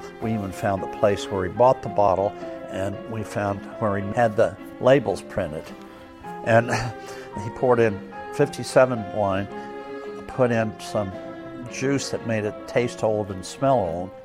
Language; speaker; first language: English; native; English